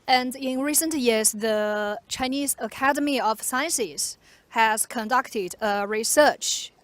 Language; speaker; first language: English; non-native, fluent; Chinese